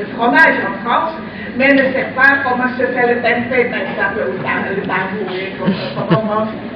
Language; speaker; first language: French; non-native, fluent; Indonesian